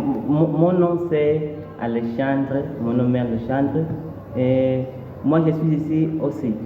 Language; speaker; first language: French; non-native, learner; Portuguese